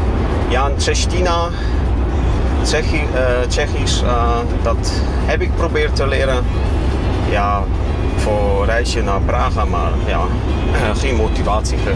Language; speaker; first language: Dutch; non-native, fluent; Kashubian